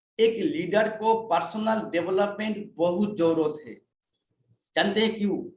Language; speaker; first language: Hindi; non-native, local second language; Bangla